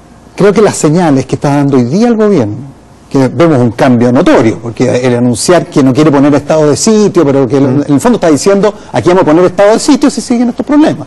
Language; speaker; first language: Spanish; native; Spanish